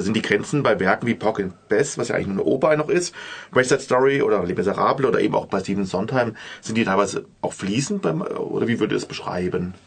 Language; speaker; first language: German; native; German